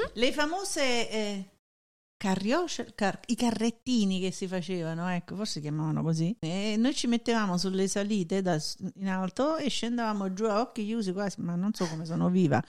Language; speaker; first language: Italian; native; Italian